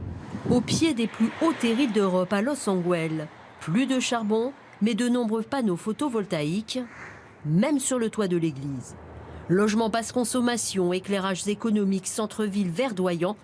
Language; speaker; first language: French; native; French